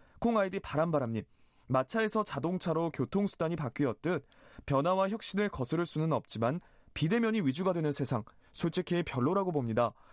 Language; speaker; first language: Korean; native; Korean